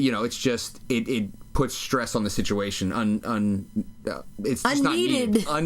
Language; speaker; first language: English; native; English